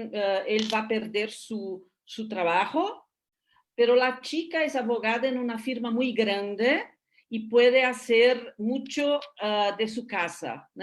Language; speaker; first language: Spanish; non-native, fluent; Portuguese